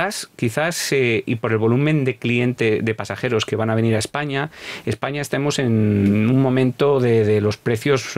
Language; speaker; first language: Spanish; native; Spanish